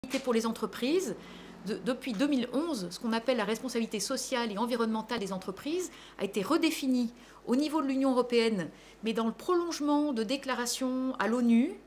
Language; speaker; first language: French; native; French